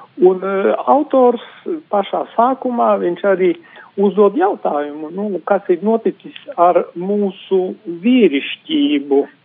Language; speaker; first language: Latvian; non-native, local second language; Polish